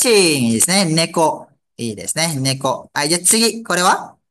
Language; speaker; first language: Japanese; non-native, fluent; Malay